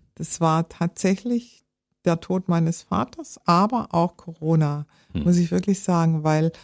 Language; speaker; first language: German; native; German